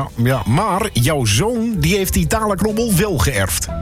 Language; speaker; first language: Dutch; native; Dutch